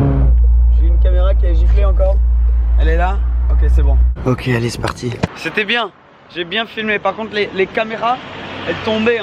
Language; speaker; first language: French; native; French